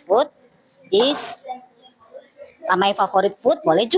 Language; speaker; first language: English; non-native, fluent; Indonesian